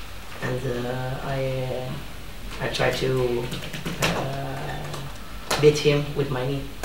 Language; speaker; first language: English; non-native, learner; Italian